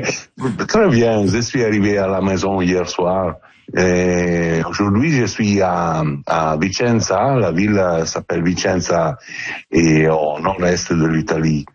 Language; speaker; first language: French; non-native, learner; Italian